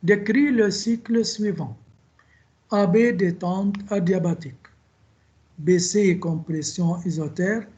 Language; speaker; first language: French; non-native, local second language; Arabic